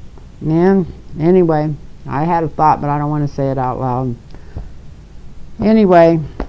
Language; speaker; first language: English; native; English